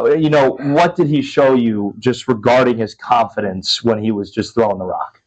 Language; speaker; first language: English; native; English